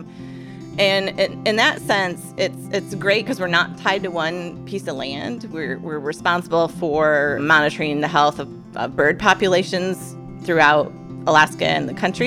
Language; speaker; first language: English; native; English